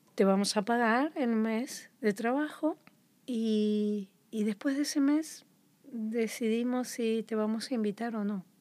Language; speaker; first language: Spanish; native; Spanish